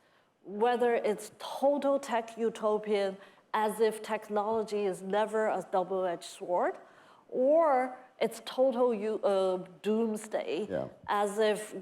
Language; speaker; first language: English; non-native, fluent; Chinese